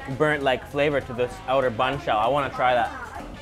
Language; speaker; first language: English; native; English